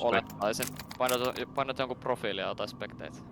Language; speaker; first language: Finnish; native; Finnish